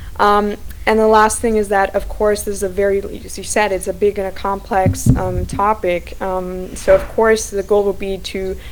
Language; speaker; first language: English; non-native, fluent; Slovak